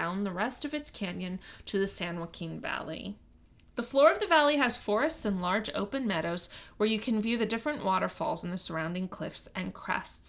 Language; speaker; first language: English; native; English